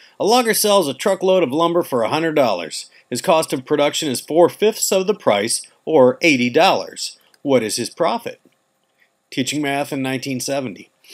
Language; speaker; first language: English; native; English